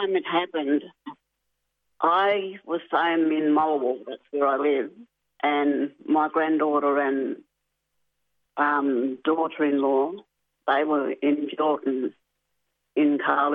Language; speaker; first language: English; native; English